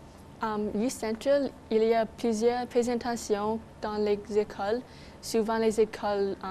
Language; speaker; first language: French; non-native, local second language; English